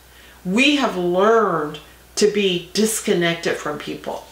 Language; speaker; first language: English; native; English